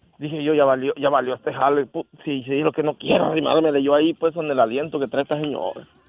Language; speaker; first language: Spanish; native; Spanish